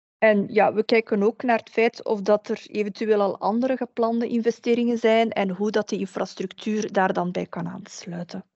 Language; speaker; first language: Dutch; native; Dutch